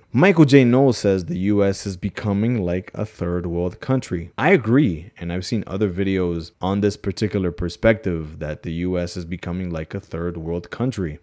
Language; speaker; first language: English; native; English